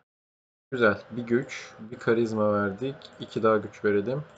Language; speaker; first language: Turkish; native; Turkish